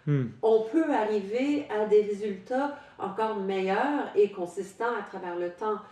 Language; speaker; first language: French; non-native, local second language; English